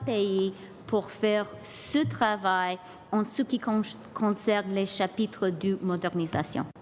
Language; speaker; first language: French; non-native, local second language; English